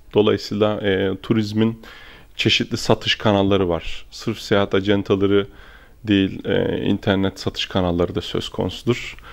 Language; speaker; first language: Turkish; early bilingual, heritage; Turkish